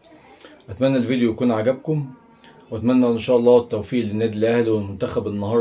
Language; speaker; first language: Arabic; native; Arabic